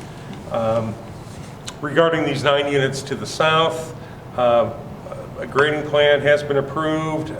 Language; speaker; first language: English; native; English